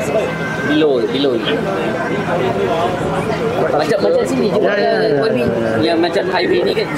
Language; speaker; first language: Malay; non-native, local second language; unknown